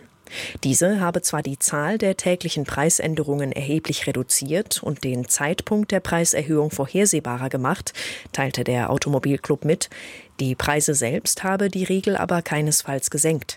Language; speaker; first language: German; native; German